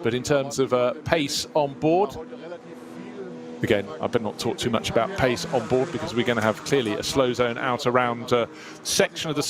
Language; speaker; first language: English; native; English